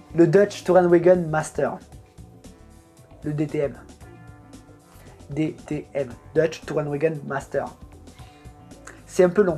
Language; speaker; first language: French; native; French